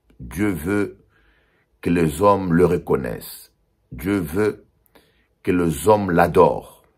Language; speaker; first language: French; non-native, local second language; Lingala